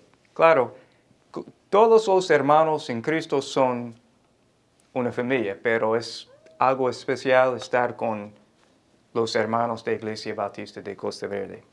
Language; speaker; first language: Spanish; non-native, fluent; English